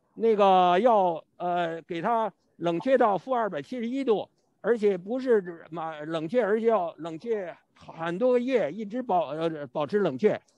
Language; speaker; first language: Chinese; native; Chinese